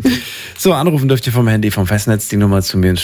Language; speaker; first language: German; native; German